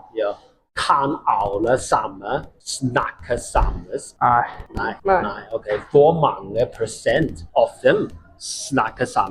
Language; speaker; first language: Norwegian; non-native, learner; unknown